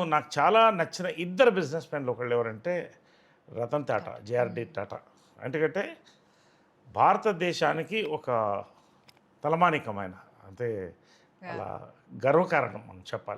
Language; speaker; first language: Telugu; native; Telugu